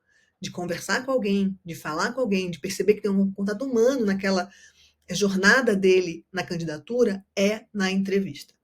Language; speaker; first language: Portuguese; native; Portuguese